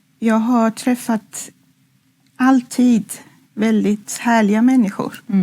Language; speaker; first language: Swedish; non-native, fluent; Persian